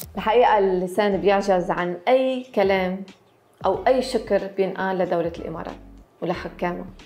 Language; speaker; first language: Arabic; native; Arabic